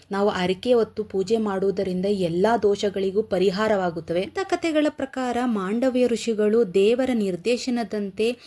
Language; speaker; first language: Kannada; native; Kannada